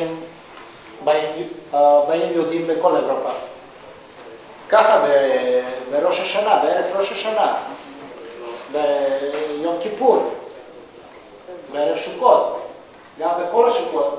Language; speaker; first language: Hebrew; non-native, learner; Greek